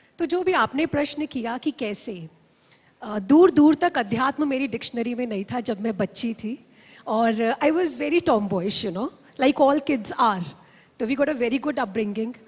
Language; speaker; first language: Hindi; native; Hindi